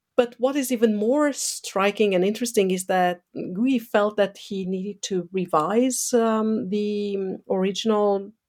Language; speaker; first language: English; non-native, fluent; Romanian